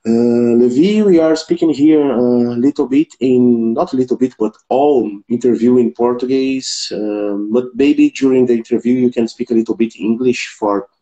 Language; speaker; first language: English; non-native, learner; Portuguese